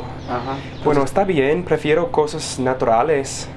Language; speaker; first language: Spanish; non-native, fluent; English